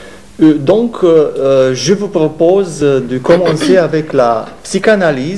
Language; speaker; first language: French; non-native, fluent; Romanian